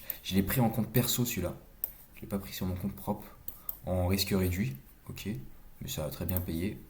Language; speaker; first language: French; native; French